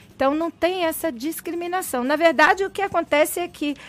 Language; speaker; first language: Portuguese; native; Portuguese